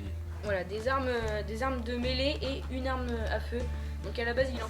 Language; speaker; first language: French; native; French